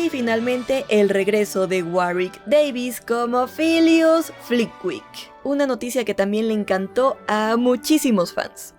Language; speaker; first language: Spanish; native; Spanish